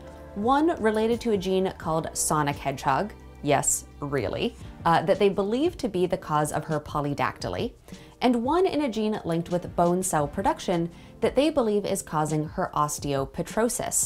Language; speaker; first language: English; native; English